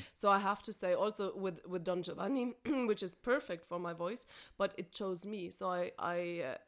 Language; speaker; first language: English; non-native, fluent; German